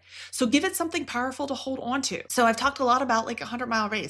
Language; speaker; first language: English; native; English